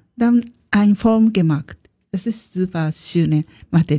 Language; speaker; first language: German; non-native, learner; Japanese